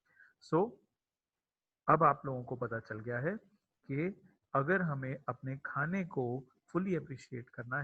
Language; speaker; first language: Hindi; native; Hindi